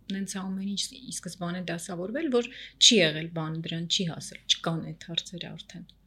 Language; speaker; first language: Armenian; native; Armenian